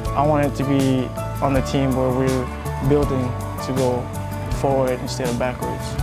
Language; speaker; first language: English; non-native, fluent; Samoan